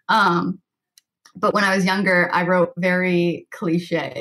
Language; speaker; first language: English; native; English